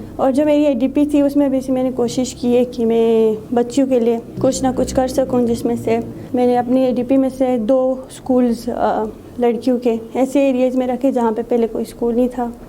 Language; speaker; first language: Urdu; non-native, local second language; Shina